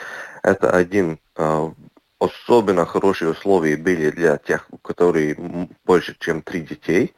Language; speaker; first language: Russian; non-native, local second language; Latvian